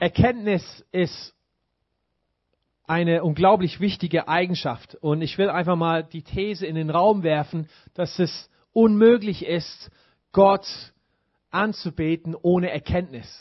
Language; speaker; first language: German; non-native, fluent; English